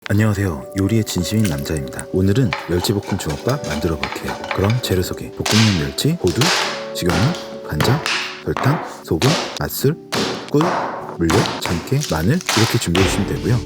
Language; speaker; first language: Korean; native; Korean